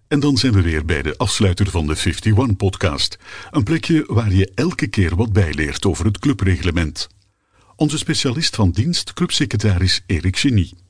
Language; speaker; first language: Dutch; native; Dutch